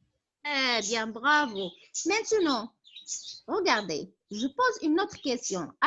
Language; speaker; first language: French; non-native, local second language; Arabic